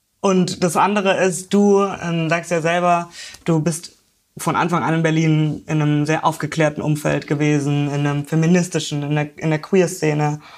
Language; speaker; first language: German; native; German